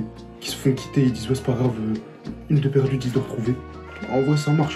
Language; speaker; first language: French; native; French